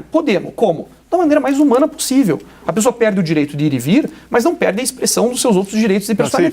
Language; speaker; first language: Portuguese; native; Portuguese